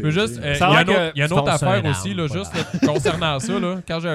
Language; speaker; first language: French; native; French